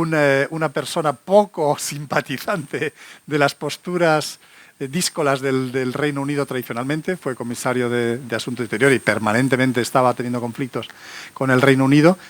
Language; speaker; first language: Spanish; native; Spanish